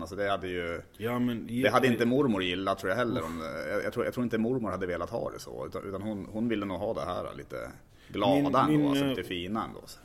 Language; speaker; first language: Swedish; native; Swedish